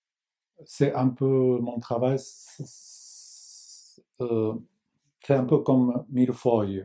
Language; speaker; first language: French; non-native, learner; Japanese